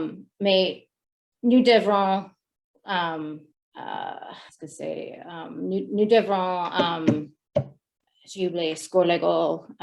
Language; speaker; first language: French; non-native, learner; English